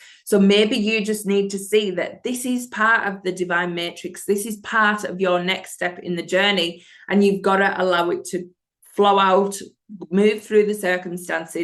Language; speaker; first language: English; native; English